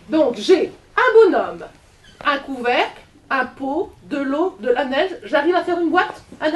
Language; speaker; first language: French; native; French